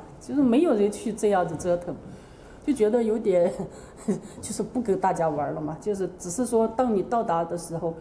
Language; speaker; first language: Chinese; native; Chinese